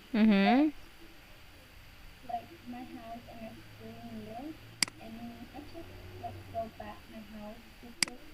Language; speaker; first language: English; non-native, learner; Vietnamese